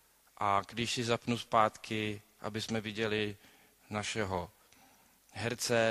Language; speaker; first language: Czech; native; Czech